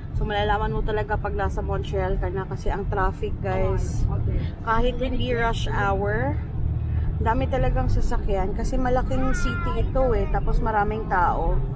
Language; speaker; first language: Filipino; non-native, local second language; Cebuano